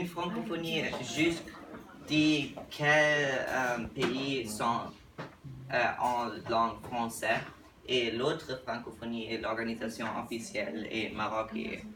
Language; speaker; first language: French; non-native, learner; English